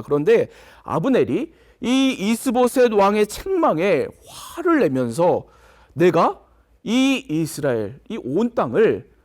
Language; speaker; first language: Korean; native; Korean